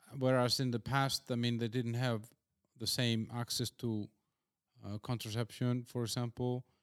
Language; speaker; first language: English; non-native, fluent; Icelandic